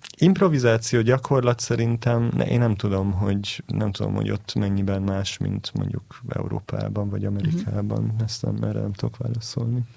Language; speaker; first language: Hungarian; early bilingual, heritage; Hungarian